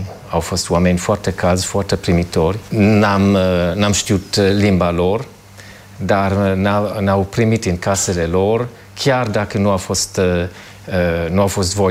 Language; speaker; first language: Romanian; non-native, fluent; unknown